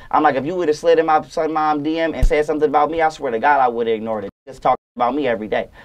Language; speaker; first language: English; native; English